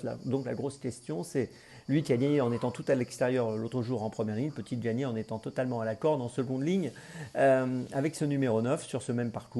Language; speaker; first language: French; native; French